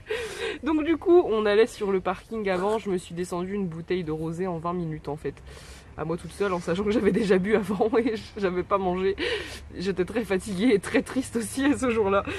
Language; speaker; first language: French; native; French